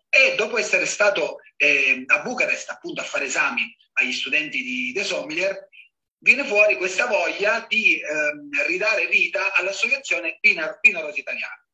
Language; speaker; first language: Italian; native; Italian